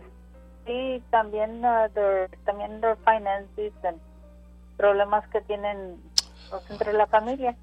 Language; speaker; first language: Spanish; early bilingual, heritage; Spanish